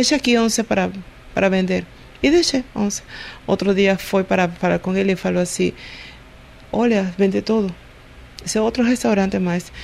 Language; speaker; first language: Portuguese; non-native, learner; Spanish